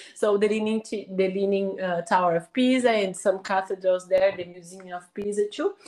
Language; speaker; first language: English; non-native, fluent; Portuguese